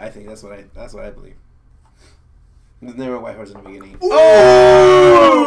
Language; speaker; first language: English; native; English